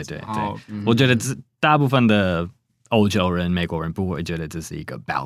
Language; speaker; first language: Chinese; non-native, fluent; English